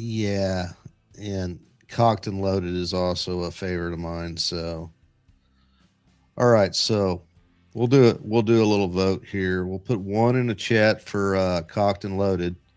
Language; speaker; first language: English; native; English